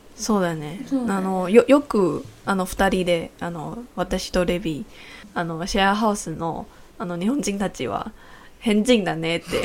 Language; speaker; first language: Japanese; non-native, learner; Chinese